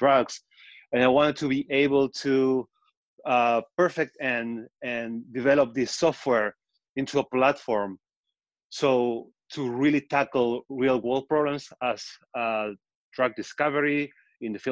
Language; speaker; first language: English; non-native, fluent; Spanish